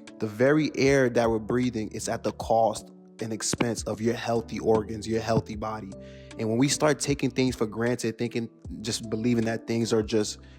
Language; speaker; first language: English; native; English